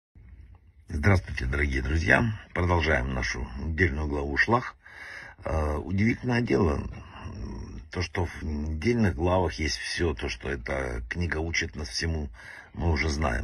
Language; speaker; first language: Russian; native; Russian